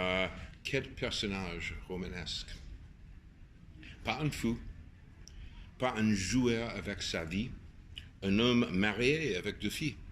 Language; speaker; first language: French; non-native, fluent; English